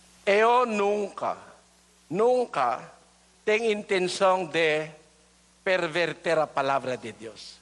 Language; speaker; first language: Portuguese; non-native, learner; Filipino